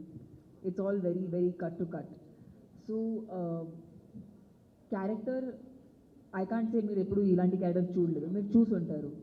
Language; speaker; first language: Telugu; non-native, fluent; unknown